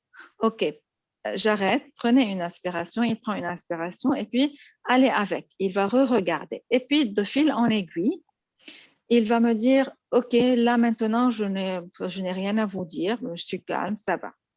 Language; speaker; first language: French; non-native, local second language; Arabic